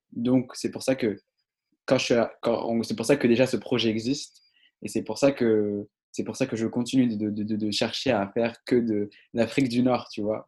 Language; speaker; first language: French; non-native, local second language; Arabic